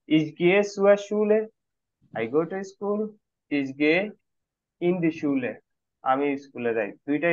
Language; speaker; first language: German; non-native, fluent; Bangla